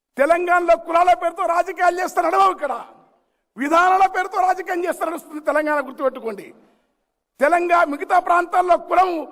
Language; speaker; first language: Telugu; native; Telugu